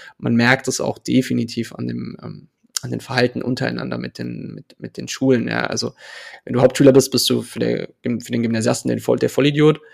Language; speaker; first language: German; early bilingual, other home language; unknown